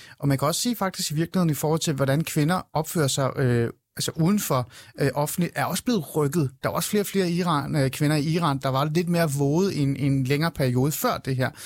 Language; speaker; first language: Danish; early bilingual, other home language; Persian